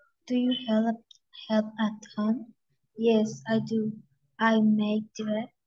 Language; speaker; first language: English; non-native, learner; Spanish